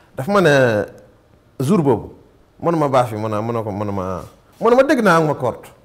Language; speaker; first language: Wolof; non-native, local second language; Bambara